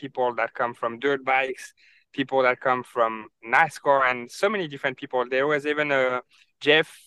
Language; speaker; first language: English; non-native, fluent; French